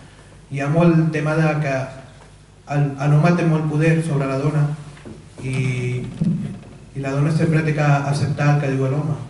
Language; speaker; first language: Catalan; early bilingual, other home language; Urdu